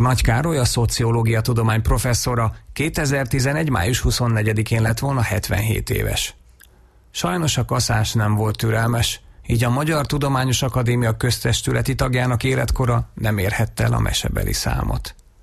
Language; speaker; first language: Hungarian; native; Hungarian